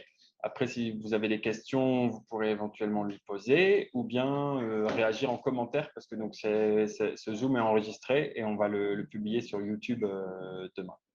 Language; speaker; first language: French; native; French